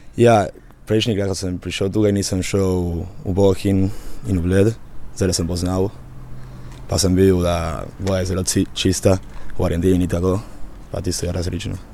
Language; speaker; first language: Slovenian; early bilingual, heritage; Slovenian